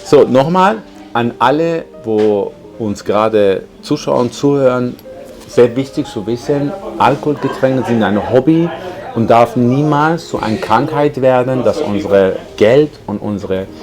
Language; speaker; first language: German; non-native, fluent; Persian